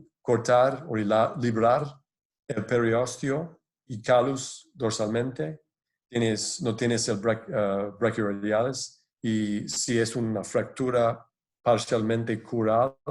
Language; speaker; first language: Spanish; non-native, fluent; English